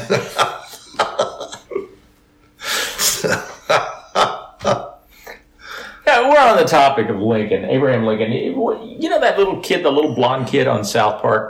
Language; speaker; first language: English; native; English